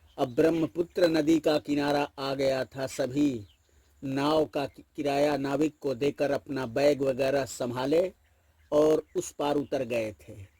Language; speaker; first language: Hindi; native; Hindi